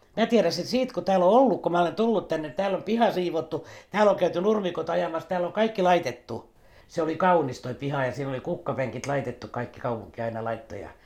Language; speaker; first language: Finnish; native; Finnish